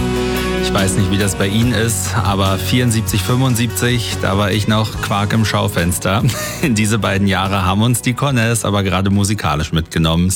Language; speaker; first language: German; native; German